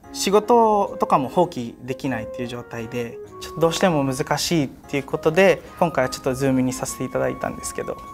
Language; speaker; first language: Japanese; early bilingual, other home language; Cebuano